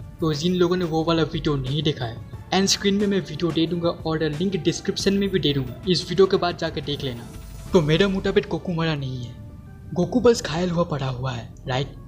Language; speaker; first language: Hindi; non-native, local second language; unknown